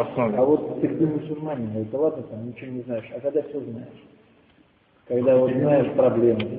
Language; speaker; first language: Russian; native; Russian